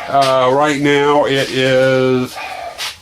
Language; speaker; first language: English; native; English